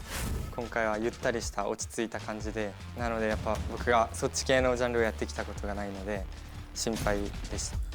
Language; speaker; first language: Japanese; native; Japanese